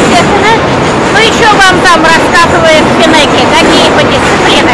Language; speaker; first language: Russian; native; Russian